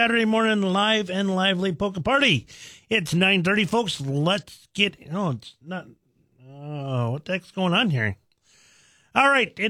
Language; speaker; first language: English; native; English